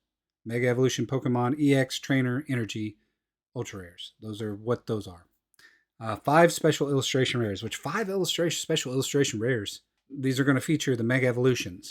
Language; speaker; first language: English; native; English